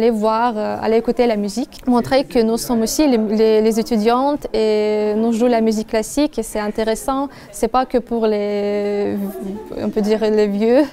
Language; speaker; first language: French; non-native, fluent; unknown